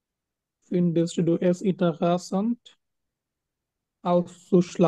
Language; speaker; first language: German; non-native, fluent; Bangla